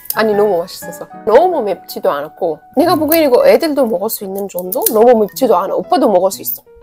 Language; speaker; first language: Korean; non-native, fluent; Arabic